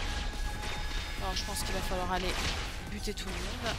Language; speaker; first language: French; native; French